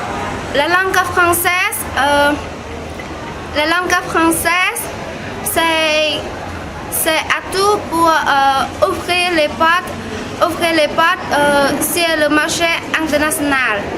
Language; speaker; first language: French; non-native, learner; Khmer